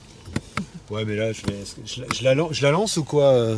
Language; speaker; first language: French; native; French